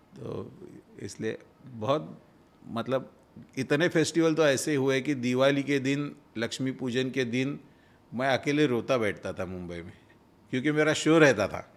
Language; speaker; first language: Hindi; non-native, local second language; Marathi